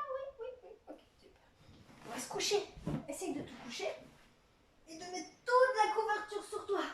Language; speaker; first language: French; native; French